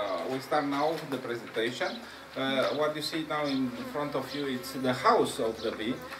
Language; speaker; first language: English; non-native, learner; Romanian